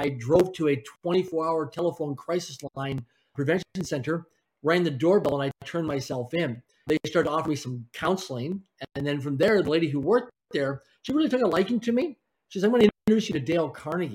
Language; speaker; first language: English; native; English